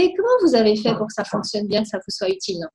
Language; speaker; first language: French; native; French